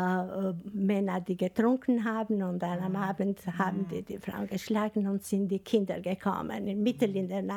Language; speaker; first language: German; non-native, learner; Albanian